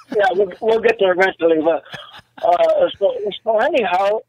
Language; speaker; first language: English; native; English